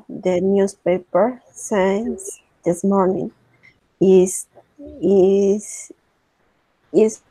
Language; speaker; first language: English; non-native, learner; Spanish